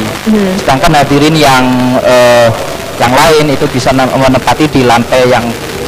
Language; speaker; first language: Indonesian; native; Indonesian